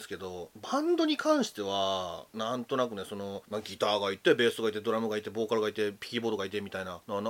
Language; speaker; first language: Japanese; native; Japanese